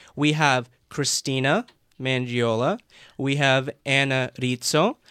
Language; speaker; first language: English; native; English